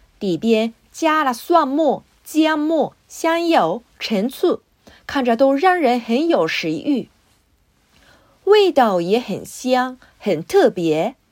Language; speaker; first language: Chinese; non-native, fluent; Japanese